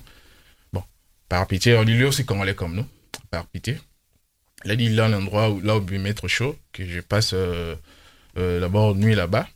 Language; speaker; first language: French; non-native, local second language; Lingala